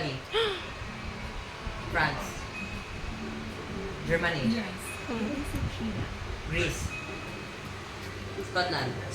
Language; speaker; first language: English; non-native, local second language; Filipino